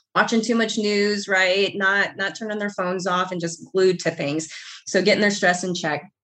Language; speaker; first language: English; native; English